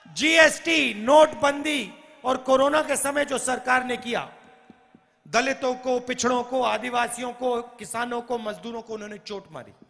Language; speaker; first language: Hindi; native; Hindi